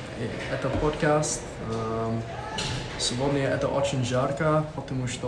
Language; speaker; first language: Russian; non-native, learner; English